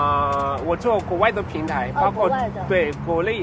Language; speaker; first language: Chinese; non-native, fluent; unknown